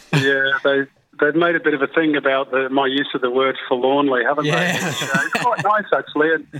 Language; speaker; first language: English; native; English